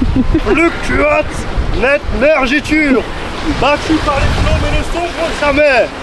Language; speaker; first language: French; native; French